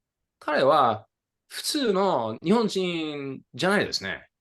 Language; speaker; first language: Japanese; non-native, fluent; English